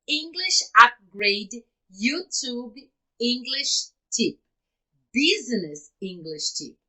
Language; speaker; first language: English; non-native, fluent; Portuguese